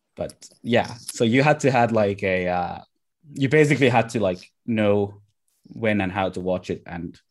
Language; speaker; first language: English; non-native, fluent; Finnish